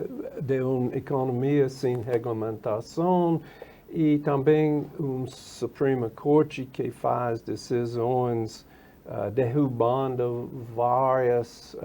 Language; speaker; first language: Portuguese; non-native, fluent; English